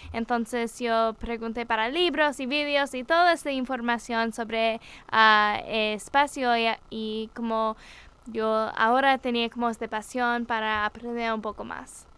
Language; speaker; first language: Spanish; non-native, learner; English